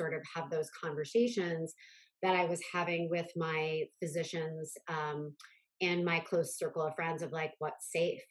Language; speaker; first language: English; native; English